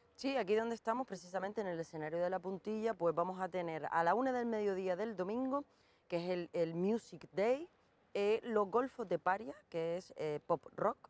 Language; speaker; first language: Spanish; native; Spanish